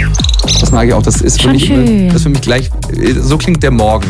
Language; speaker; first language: German; native; German